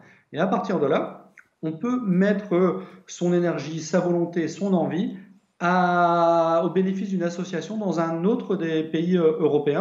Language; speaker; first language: French; native; French